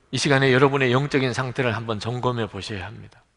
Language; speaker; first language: Korean; native; Korean